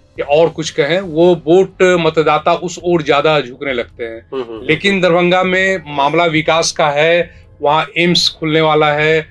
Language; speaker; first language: Hindi; native; Hindi